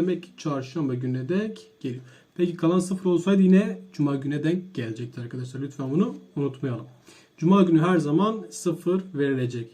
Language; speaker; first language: Turkish; native; Turkish